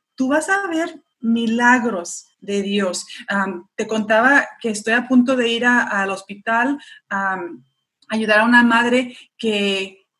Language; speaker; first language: Spanish; early bilingual, heritage; Spanish